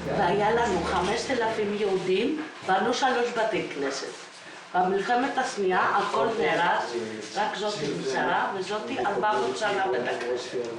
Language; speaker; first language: Hebrew; non-native, fluent; Greek